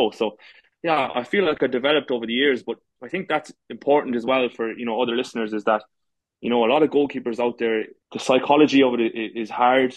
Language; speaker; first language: English; native; English